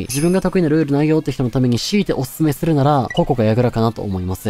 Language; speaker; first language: Japanese; native; Japanese